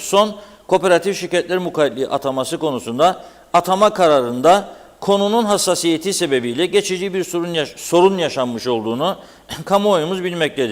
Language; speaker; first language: Turkish; native; Turkish